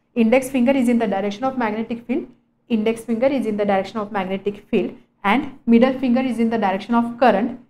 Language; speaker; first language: English; non-native, local second language; Marathi